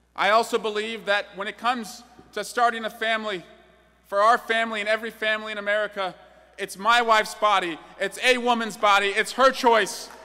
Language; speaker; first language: English; native; English